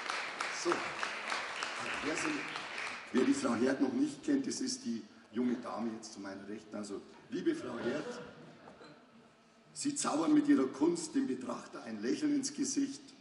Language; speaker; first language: German; native; German